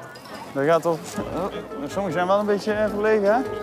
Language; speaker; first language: Dutch; native; Dutch